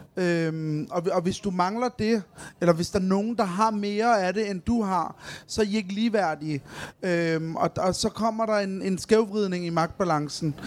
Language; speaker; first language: Danish; early bilingual, other home language; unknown